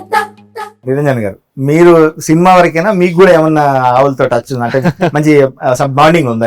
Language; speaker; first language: Telugu; native; Telugu